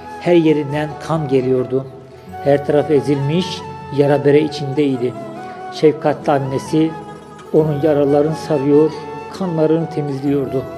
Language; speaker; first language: Turkish; native; Turkish